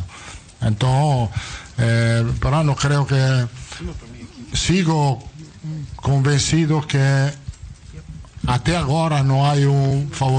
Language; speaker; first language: Portuguese; non-native, learner; Italian